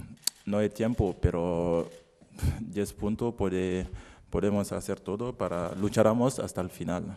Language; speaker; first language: Spanish; non-native, learner; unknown